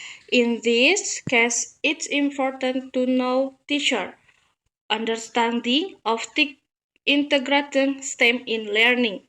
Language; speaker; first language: English; non-native, learner; Indonesian